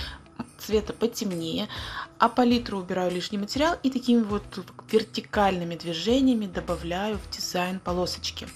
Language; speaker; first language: Russian; native; Russian